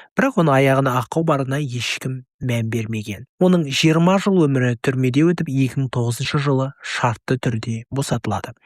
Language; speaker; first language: Kazakh; native; Kazakh